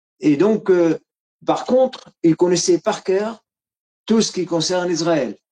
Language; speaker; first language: French; non-native, fluent; Arabic